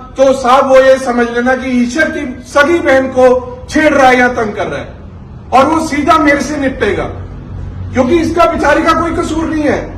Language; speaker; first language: Hindi; non-native, local second language; Punjabi